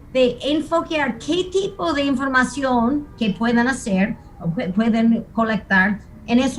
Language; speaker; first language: Spanish; non-native, fluent; English